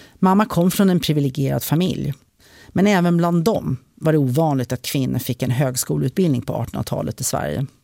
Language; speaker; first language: Swedish; early bilingual, other home language; French